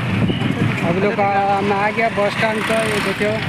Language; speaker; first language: Hindi; non-native, local second language; Odia